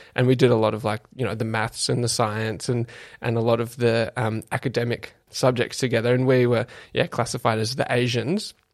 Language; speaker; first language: English; native; English